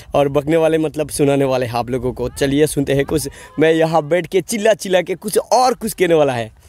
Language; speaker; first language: Hindi; non-native, local second language; Bangla